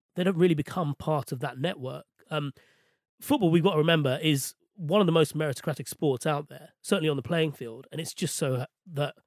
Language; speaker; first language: English; native; English